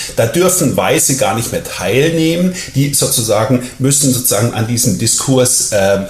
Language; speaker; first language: German; native; German